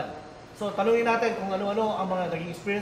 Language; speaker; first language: Filipino; native; Filipino